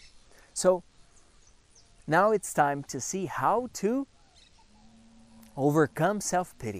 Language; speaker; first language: English; non-native, fluent; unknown